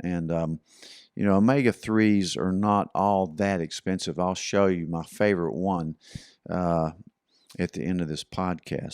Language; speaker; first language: English; native; English